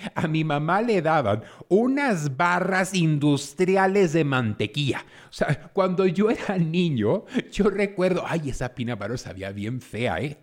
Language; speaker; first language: Spanish; early bilingual, heritage; Spanish